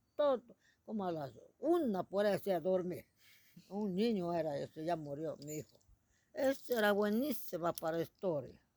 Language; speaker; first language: Spanish; non-native, local second language; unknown